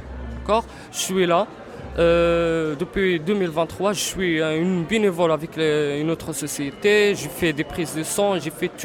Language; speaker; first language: French; non-native, learner; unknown